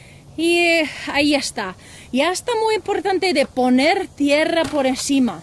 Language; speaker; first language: Spanish; non-native, learner; English